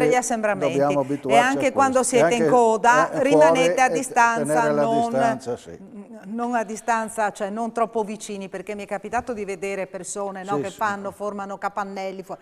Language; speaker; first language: Italian; native; Italian